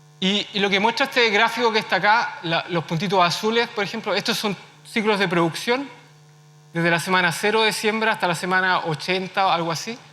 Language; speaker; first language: Spanish; native; Spanish